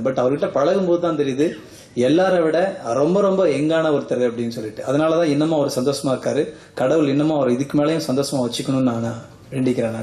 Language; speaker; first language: Tamil; native; Tamil